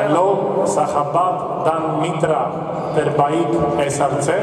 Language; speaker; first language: Indonesian; non-native, fluent; Greek